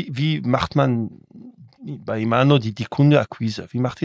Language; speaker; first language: German; non-native, local second language; French